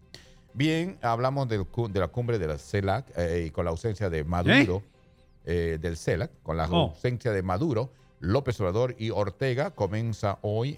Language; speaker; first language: Spanish; native; Spanish